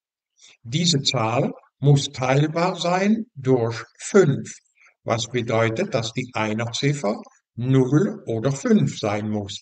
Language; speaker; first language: German; non-native, fluent; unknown